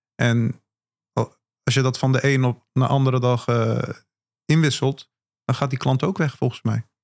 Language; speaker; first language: Dutch; early bilingual, other home language; Turkish